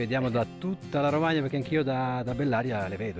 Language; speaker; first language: Italian; native; Italian